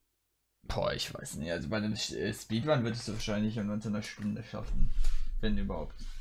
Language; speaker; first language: German; native; German